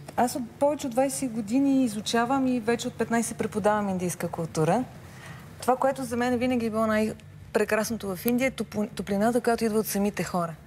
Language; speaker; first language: Bulgarian; native; Bulgarian